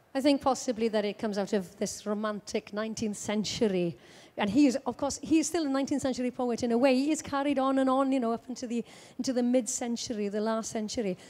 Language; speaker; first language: English; native; English